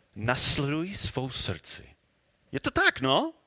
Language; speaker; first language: Czech; non-native, learner; English